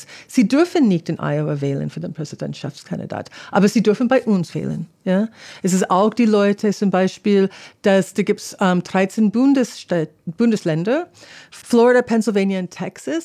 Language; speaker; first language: German; non-native, fluent; English